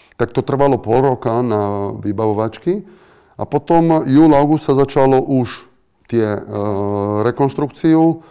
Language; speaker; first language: Slovak; non-native, fluent; Italian